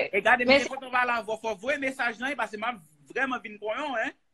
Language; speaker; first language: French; non-native, learner; Haitian Creole